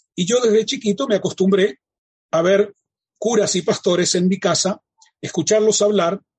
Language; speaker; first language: Spanish; native; Spanish